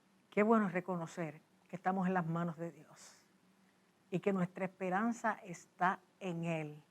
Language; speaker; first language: Spanish; native; Spanish